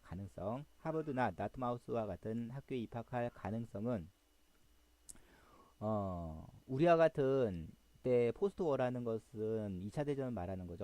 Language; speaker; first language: Korean; native; Korean